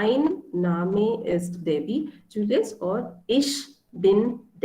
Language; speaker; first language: German; non-native, fluent; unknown